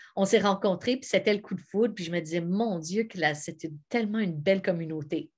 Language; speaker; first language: French; native; French